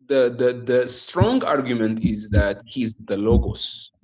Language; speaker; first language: English; non-native, local second language; Amharic